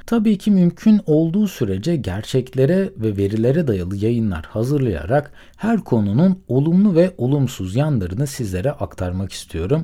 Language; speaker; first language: Turkish; native; Turkish